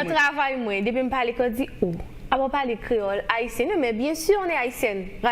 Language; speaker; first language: French; non-native, local second language; Haitian Creole